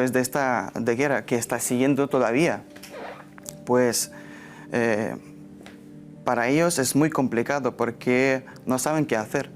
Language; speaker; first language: Spanish; non-native, learner; Ukrainian